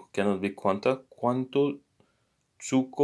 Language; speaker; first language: Italian; non-native, fluent; English